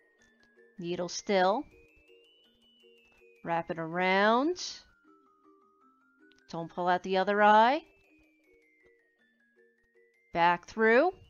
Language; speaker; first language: English; native; English